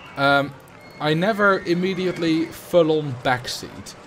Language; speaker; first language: English; non-native, fluent; Dutch